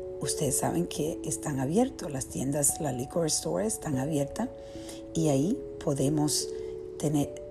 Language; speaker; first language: Spanish; early bilingual, heritage; Spanish